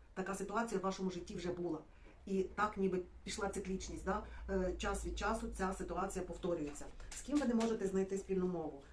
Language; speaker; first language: Ukrainian; non-native, local second language; Russian